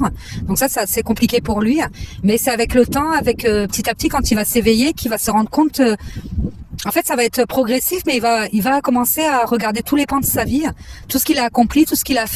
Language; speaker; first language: French; native; French